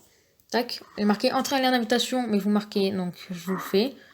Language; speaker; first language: French; native; French